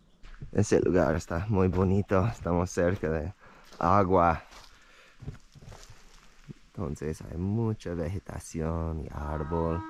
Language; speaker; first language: Spanish; non-native, fluent; English